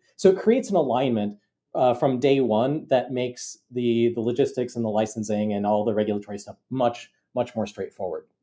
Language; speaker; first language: English; native; English